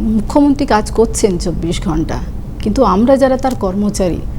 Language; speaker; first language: Bangla; native; Bangla